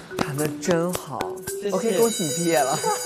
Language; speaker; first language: Chinese; native; Chinese